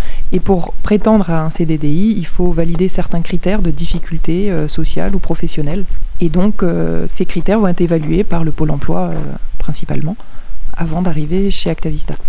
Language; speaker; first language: French; native; French